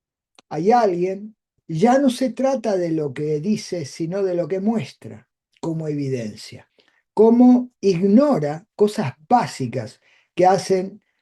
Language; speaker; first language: Spanish; native; Spanish